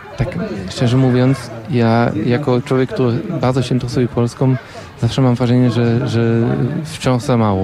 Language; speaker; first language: Polish; non-native, fluent; German